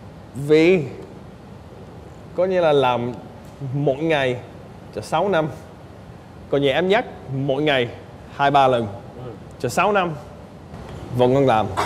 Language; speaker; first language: Vietnamese; non-native, fluent; English